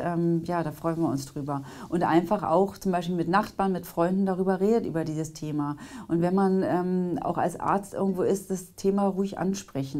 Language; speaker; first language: German; native; German